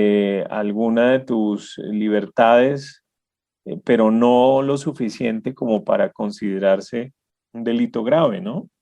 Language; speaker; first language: Spanish; native; Spanish